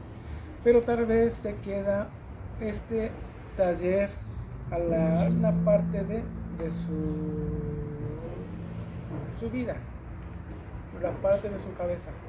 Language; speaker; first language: Spanish; non-native, learner; Japanese